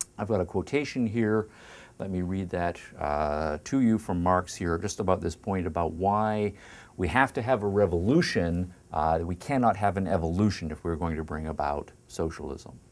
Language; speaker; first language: English; native; English